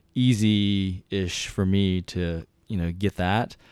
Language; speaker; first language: English; native; English